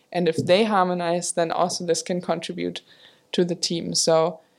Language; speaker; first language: English; non-native, fluent; German